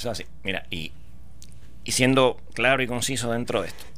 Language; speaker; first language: Spanish; native; Spanish